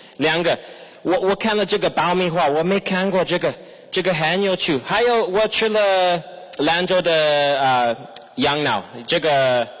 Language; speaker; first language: Chinese; non-native, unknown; English